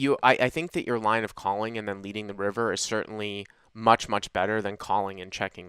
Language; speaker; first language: English; native; English